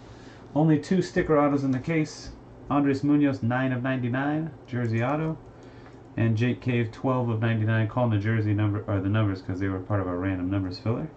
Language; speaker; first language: English; native; English